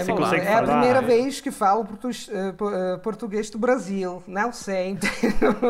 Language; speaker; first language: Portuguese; non-native, learner; Italian